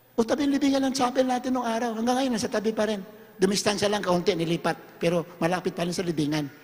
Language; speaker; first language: Filipino; non-native, local second language; Hiligaynon